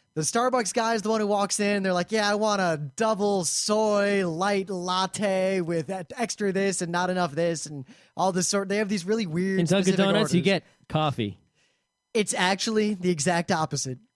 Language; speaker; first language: English; native; English